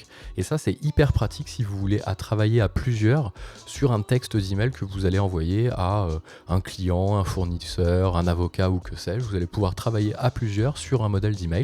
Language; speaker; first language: French; native; French